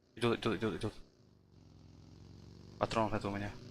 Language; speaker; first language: Russian; non-native, local second language; Tajik